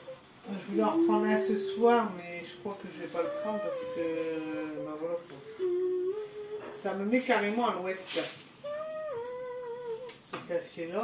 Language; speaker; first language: French; native; French